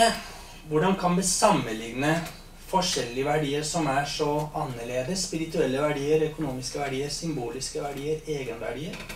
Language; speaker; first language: Norwegian; non-native, fluent; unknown